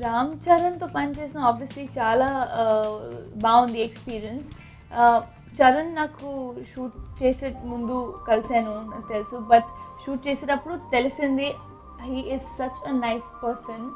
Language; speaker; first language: Telugu; non-native, learner; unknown